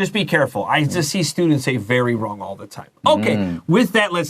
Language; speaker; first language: English; native; English